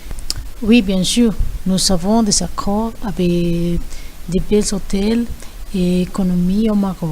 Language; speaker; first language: French; non-native, learner; Spanish